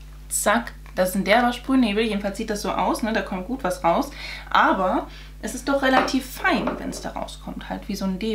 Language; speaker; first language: German; native; German